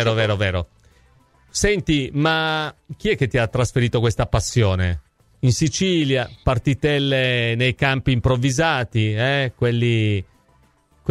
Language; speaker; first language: Italian; native; Italian